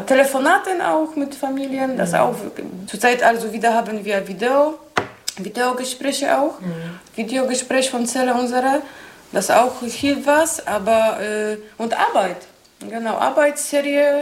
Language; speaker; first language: German; non-native, learner; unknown